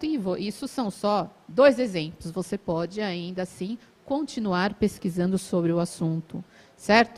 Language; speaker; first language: Portuguese; native; Portuguese